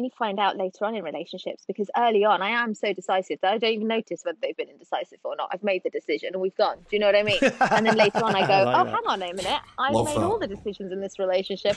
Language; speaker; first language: English; native; English